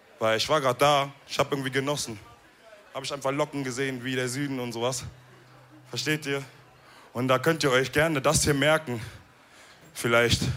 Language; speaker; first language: German; early bilingual, other home language; Wolof